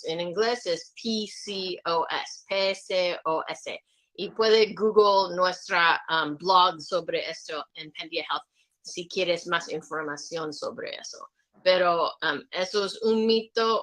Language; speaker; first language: Spanish; non-native, learner; English